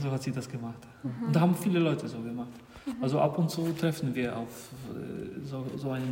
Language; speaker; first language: German; non-native, fluent; Polish